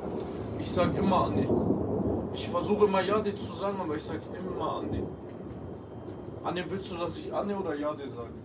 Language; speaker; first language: German; early bilingual, other home language; Kurdish